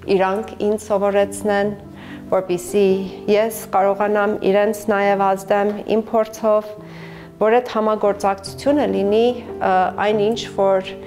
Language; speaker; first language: Armenian; early bilingual, heritage; Armenian